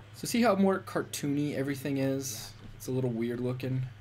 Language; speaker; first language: English; native; English